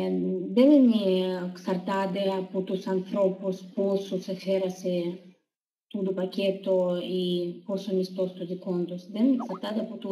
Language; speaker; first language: Greek; non-native, learner; Russian